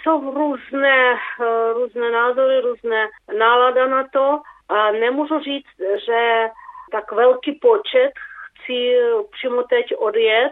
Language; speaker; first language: Czech; early bilingual, heritage; Czech